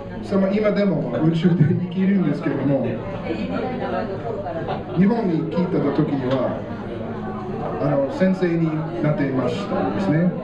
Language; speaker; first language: Japanese; non-native, learner; English